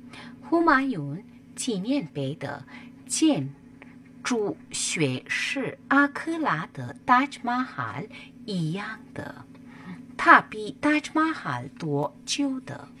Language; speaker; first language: Chinese; non-native, learner; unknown